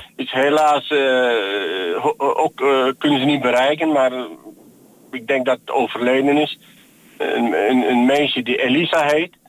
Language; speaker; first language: Dutch; non-native, fluent; Turkish